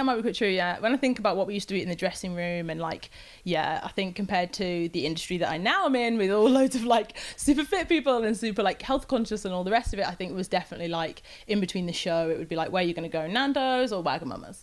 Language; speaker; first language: English; native; English